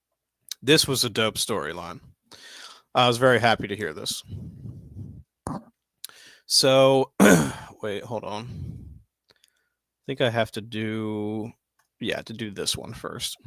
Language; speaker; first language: English; native; English